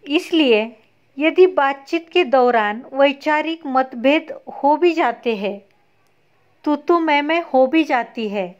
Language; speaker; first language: Hindi; non-native, local second language; Marathi